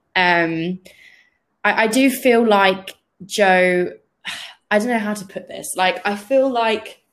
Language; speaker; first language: English; native; English